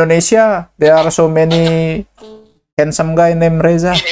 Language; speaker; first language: English; non-native, learner; Indonesian